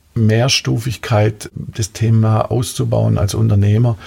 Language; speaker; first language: German; native; German